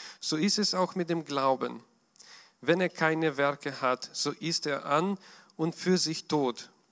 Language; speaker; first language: German; non-native, fluent; Russian